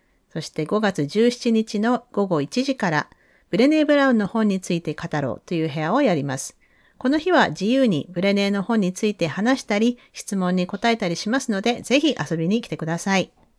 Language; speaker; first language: Japanese; native; Japanese